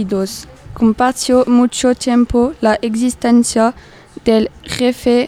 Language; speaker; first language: Spanish; non-native, learner; French